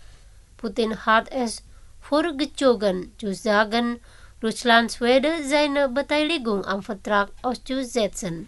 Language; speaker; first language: German; non-native, fluent; Indonesian